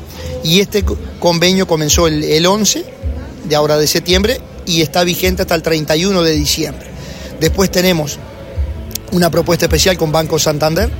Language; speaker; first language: Spanish; native; Spanish